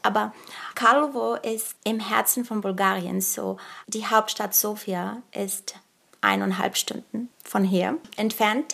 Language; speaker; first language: German; early bilingual, other home language; Bulgarian